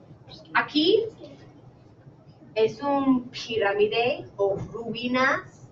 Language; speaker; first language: Spanish; non-native, fluent; English